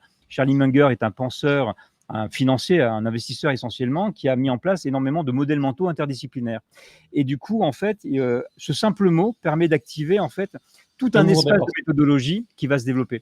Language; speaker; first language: French; native; French